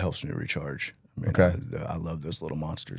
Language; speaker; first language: English; native; English